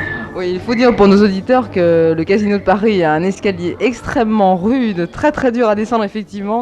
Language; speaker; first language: French; native; French